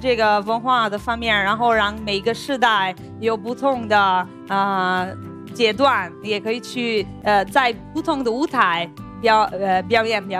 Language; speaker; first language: Chinese; non-native, fluent; Italian